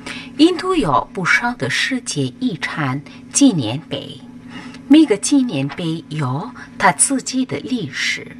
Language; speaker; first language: Chinese; non-native, fluent; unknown